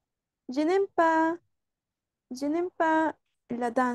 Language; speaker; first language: French; non-native, learner; Spanish